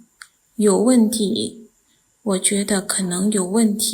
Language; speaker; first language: Chinese; non-native, fluent; Khmer